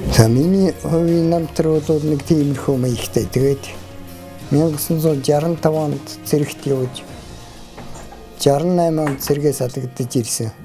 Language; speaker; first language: Mongolian; native; Mongolian